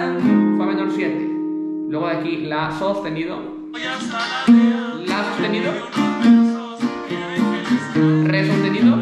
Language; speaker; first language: Spanish; native; Spanish